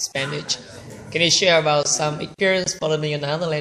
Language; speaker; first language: English; non-native, learner; Vietnamese